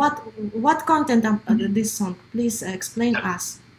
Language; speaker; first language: English; non-native, learner; Russian